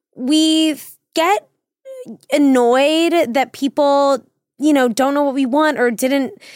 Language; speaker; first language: English; native; English